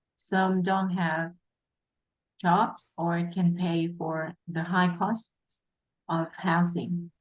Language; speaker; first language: English; non-native, fluent; Vietnamese